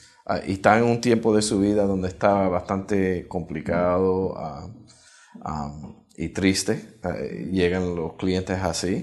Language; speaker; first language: Spanish; early bilingual, heritage; Spanish